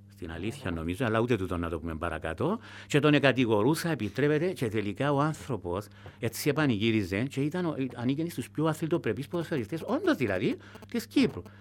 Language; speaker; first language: Greek; native; Greek